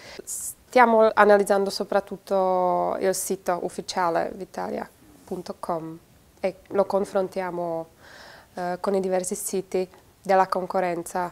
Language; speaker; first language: Italian; non-native, fluent; Czech